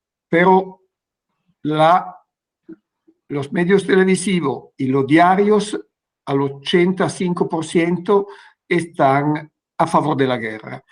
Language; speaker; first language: Spanish; non-native, fluent; Italian